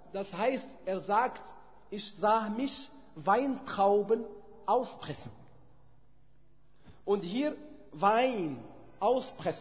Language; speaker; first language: German; non-native, fluent; Arabic